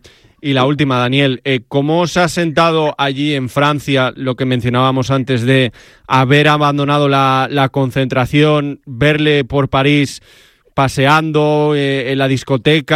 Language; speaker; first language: Spanish; native; Spanish